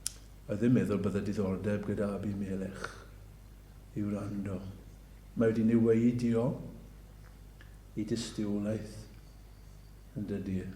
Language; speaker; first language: Welsh; native; Welsh